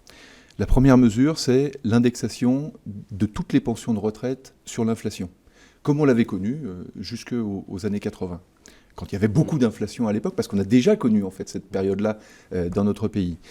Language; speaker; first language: French; native; French